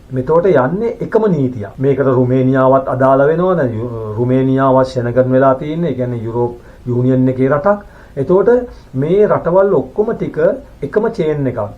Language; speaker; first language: Sinhala; native; Sinhala